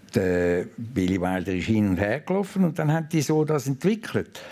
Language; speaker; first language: German; native; German